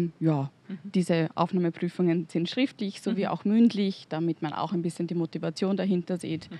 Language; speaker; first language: German; native; German